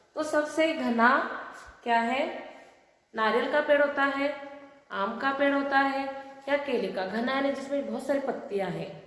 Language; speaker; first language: Hindi; non-native, local second language; Marathi